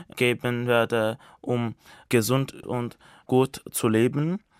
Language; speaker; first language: German; non-native, fluent; Azerbaijani